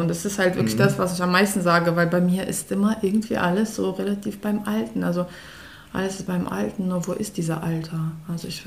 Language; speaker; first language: German; early bilingual, other home language; Russian